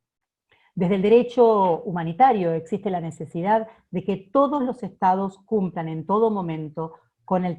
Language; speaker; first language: Spanish; native; Spanish